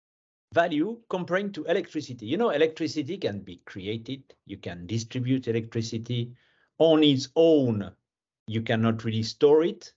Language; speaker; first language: English; non-native, fluent; French